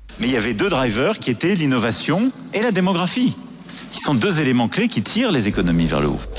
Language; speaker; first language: French; native; French